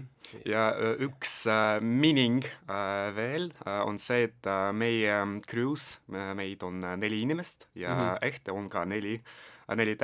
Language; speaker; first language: Estonian; non-native, local second language; Russian